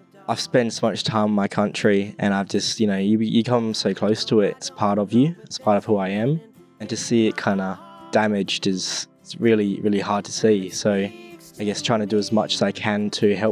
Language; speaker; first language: English; native; English